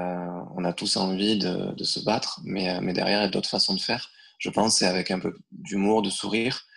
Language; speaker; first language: French; native; French